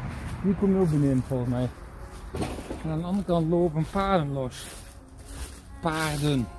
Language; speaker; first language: Dutch; non-native, learner; Indonesian